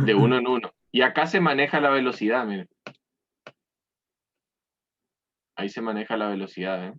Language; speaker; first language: Spanish; native; Spanish